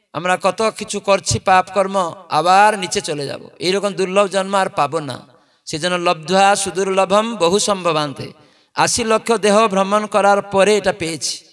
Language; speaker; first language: Bangla; non-native, fluent; Odia